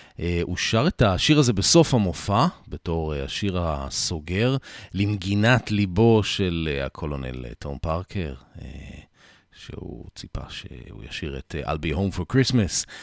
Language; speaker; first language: Hebrew; native; Hebrew